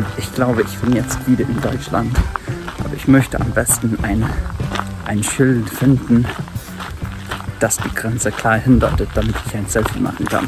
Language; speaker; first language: German; non-native, fluent; English